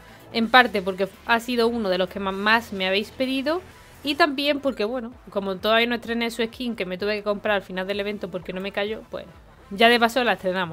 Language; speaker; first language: Spanish; native; Spanish